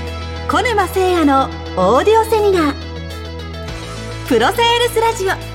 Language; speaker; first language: Japanese; native; Japanese